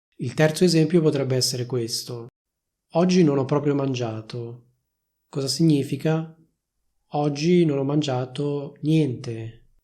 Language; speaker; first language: Italian; native; Italian